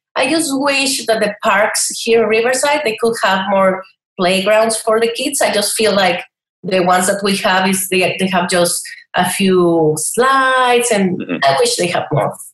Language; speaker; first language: English; non-native, fluent; Spanish